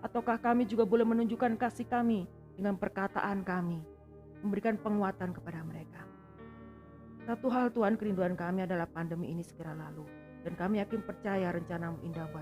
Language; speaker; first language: Indonesian; native; Indonesian